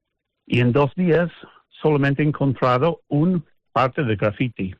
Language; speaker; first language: Spanish; non-native, fluent; English